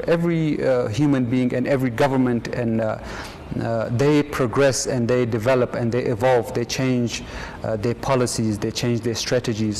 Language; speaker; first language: English; non-native, fluent; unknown